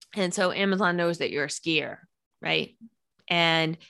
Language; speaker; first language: English; native; English